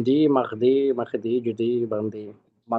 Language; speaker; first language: French; non-native, learner; Spanish